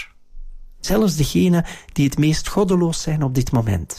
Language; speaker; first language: Dutch; native; Dutch